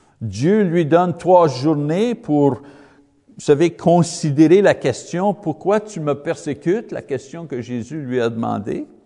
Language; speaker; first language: French; non-native, learner; English